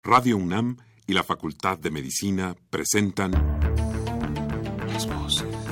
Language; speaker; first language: Spanish; native; Spanish